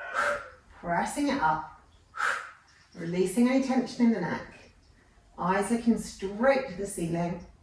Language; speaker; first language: English; native; English